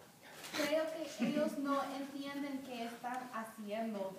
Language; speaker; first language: Spanish; non-native, learner; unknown